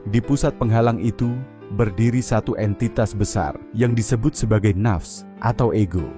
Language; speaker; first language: Indonesian; native; Indonesian